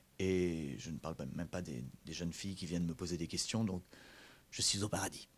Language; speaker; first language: French; native; French